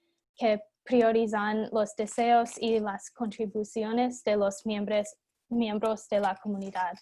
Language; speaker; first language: Spanish; non-native, fluent; English